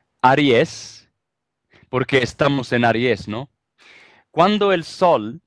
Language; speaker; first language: Spanish; non-native, fluent; Italian